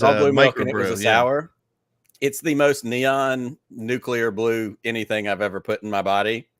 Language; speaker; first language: English; native; English